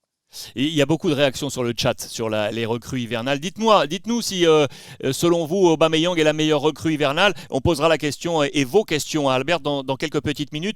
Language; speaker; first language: French; native; French